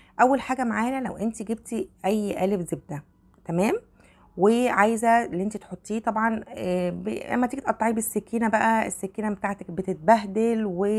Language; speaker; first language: Arabic; native; Arabic